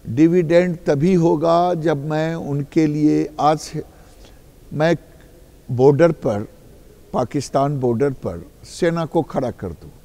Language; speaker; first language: Hindi; native; Hindi